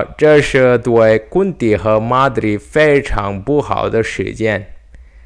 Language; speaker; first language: Chinese; non-native, learner; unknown